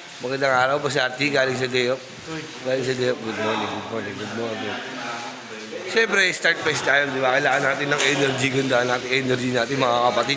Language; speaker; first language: Filipino; native; Filipino